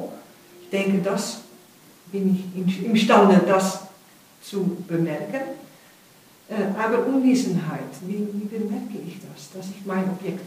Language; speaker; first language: German; non-native, fluent; Spanish